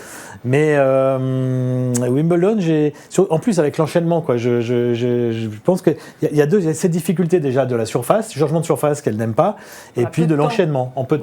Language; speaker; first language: French; native; French